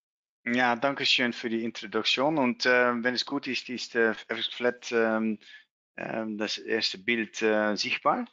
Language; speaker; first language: German; non-native, learner; Dutch